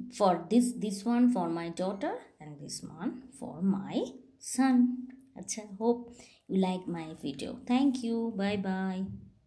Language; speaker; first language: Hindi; non-native, local second language; Bangla